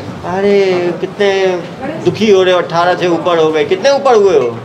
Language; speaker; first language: Hindi; native; Hindi